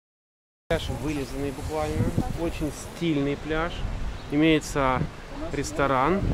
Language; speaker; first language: Russian; native; Russian